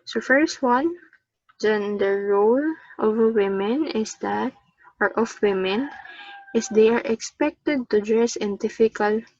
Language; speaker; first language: English; non-native, local second language; Filipino